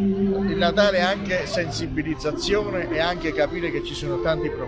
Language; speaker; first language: Italian; native; Italian